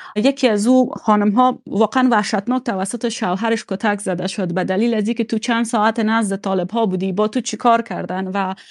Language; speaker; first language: Persian; native; Persian